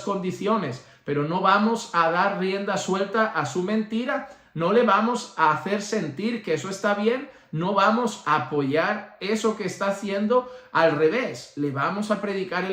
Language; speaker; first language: Spanish; native; Spanish